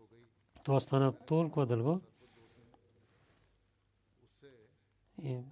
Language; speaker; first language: Bulgarian; non-native, learner; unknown